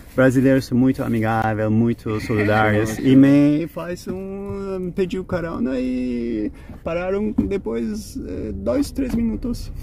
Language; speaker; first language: Portuguese; non-native, learner; Turkish